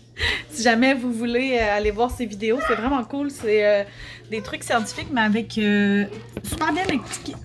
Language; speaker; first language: French; native; French